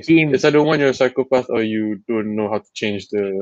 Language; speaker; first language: English; non-native, local second language; Malay